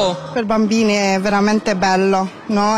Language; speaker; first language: Italian; non-native, local second language; German